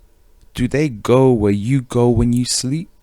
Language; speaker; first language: English; native; English